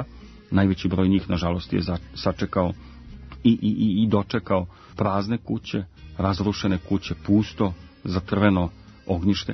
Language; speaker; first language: Croatian; native; Croatian